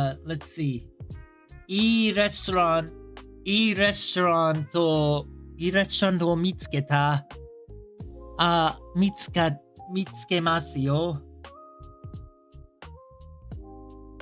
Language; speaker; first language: Japanese; non-native, learner; English